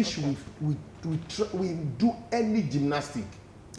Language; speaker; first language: English; non-native, local second language; Yoruba